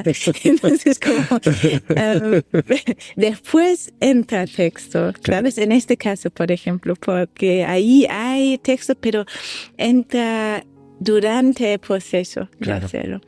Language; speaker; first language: Spanish; non-native, fluent; German